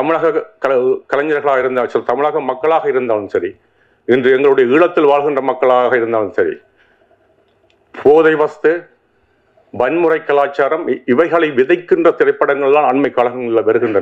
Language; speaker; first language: Tamil; native; Tamil